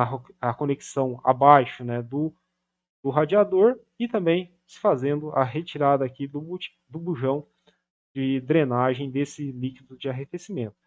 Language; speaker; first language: Portuguese; native; Portuguese